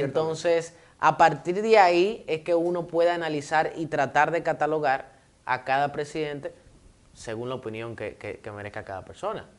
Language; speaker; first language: Spanish; native; Spanish